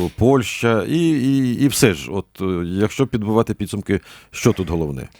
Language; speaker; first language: Ukrainian; native; Ukrainian